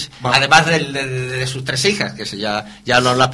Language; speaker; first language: Spanish; native; Spanish